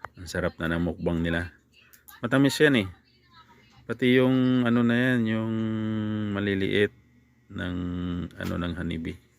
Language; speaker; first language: Filipino; non-native, local second language; Cebuano